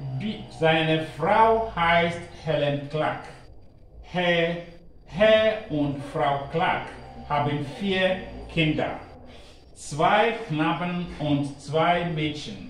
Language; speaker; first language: German; non-native, learner; Akan